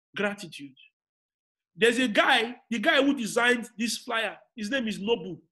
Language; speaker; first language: English; non-native, local second language; Igbo